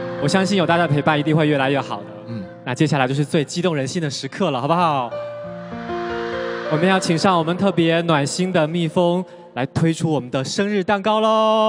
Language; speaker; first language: Chinese; native; Chinese